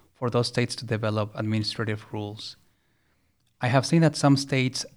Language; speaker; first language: English; early bilingual, other home language; Spanish